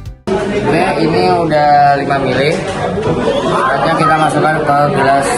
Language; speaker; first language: Indonesian; native; Indonesian